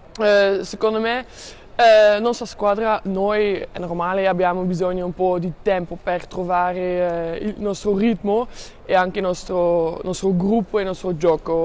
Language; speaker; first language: Italian; non-native, learner; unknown